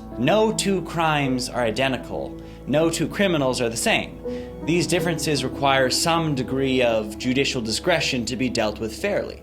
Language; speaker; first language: English; native; English